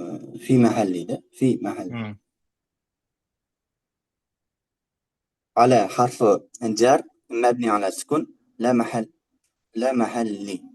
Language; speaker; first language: Arabic; non-native, learner; Uzbek